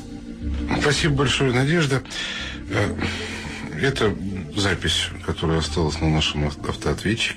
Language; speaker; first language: Russian; native; Russian